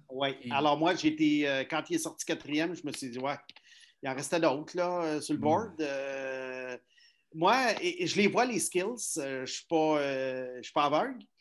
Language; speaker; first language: French; native; French